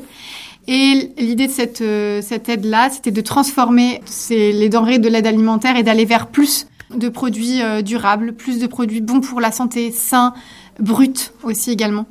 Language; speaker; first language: French; native; French